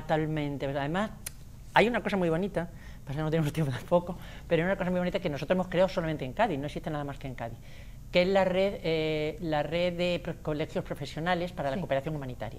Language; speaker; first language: Spanish; native; Spanish